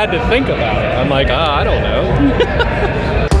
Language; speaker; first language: English; native; English